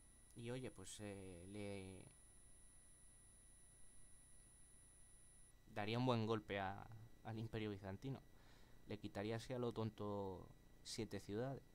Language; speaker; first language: Spanish; native; Spanish